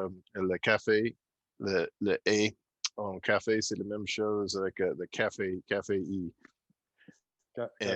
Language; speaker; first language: French; non-native, fluent; English